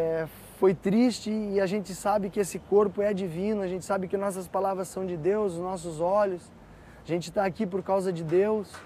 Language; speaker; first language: Portuguese; early bilingual, other home language; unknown